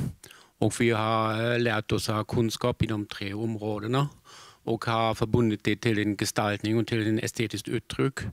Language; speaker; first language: Swedish; non-native, fluent; German